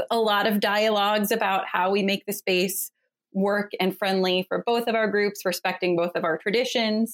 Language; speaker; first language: English; native; English